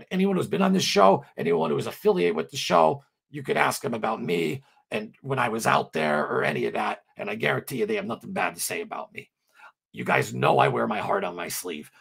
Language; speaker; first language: English; native; English